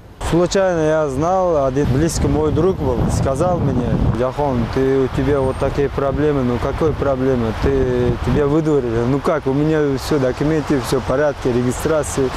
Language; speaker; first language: Russian; non-native, learner; Uzbek